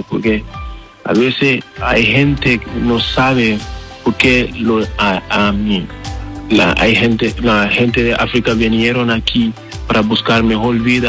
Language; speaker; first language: Spanish; non-native, learner; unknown